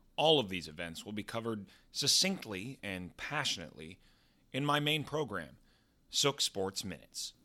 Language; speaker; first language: English; native; English